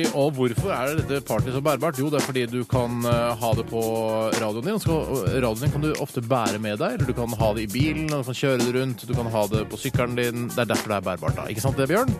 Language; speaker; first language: Norwegian; native; Norwegian